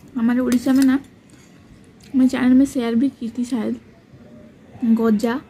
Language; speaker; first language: Hindi; non-native, local second language; Odia